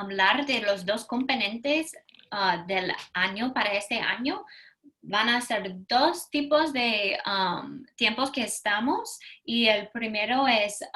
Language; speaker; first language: Spanish; non-native, fluent; English